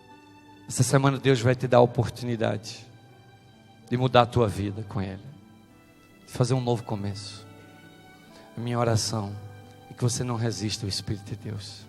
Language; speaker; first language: Portuguese; native; Portuguese